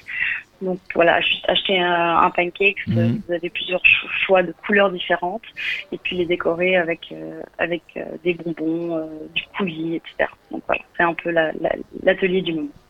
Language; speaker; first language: French; native; French